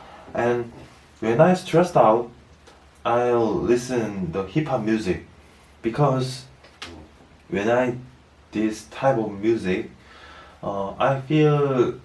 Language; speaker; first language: English; non-native, learner; Korean